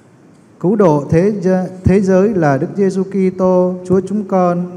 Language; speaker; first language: Vietnamese; native; Vietnamese